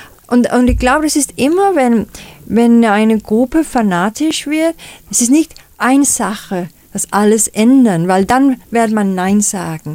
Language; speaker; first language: German; non-native, fluent; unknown